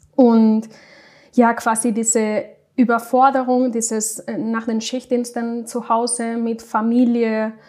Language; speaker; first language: German; non-native, fluent; Spanish